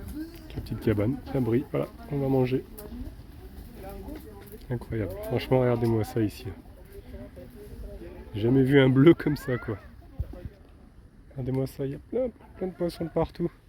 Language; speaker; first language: French; native; French